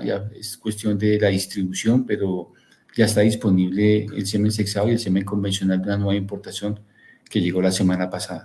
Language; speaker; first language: Spanish; native; Spanish